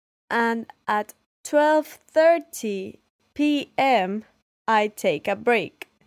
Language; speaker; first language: English; non-native, learner; Spanish